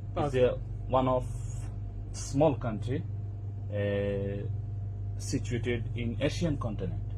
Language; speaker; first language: English; non-native, learner; Bangla